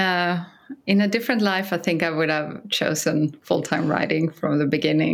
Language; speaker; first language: English; non-native, fluent; Swedish